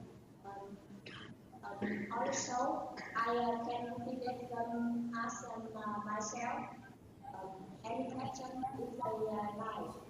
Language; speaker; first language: English; non-native, learner; Vietnamese